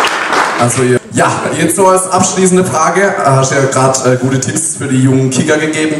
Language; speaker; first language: German; native; German